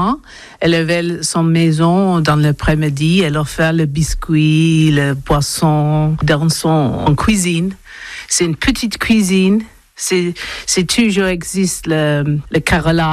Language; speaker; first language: French; non-native, learner; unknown